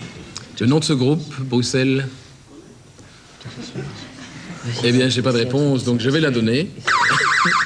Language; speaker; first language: French; native; French